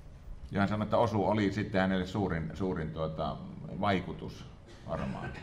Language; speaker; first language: Finnish; native; Finnish